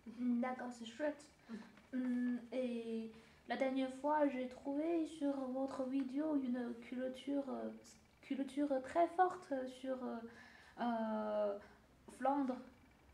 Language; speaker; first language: French; non-native, learner; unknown